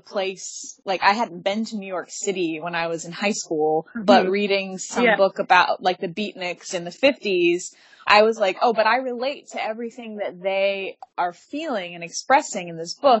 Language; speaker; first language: English; native; English